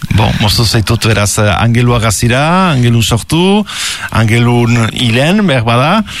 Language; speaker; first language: Basque; native; Basque